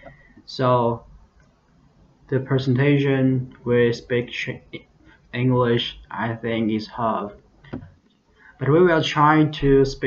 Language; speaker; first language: English; non-native, learner; Chinese